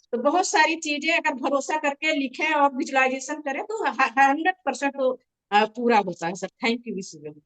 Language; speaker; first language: Hindi; native; Hindi